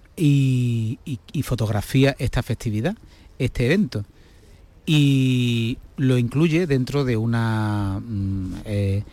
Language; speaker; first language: Spanish; native; Spanish